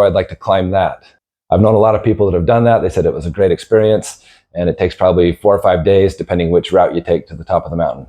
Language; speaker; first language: English; native; English